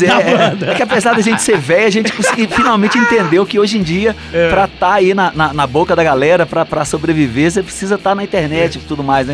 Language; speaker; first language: Portuguese; native; Portuguese